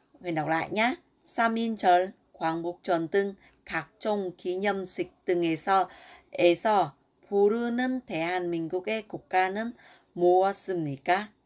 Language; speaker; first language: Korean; non-native, learner; Vietnamese